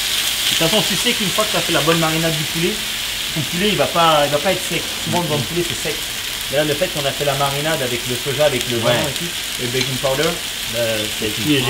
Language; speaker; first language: French; native; French